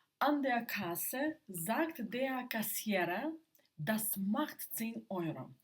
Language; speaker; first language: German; non-native, fluent; Ukrainian